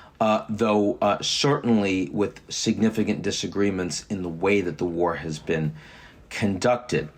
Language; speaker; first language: English; native; English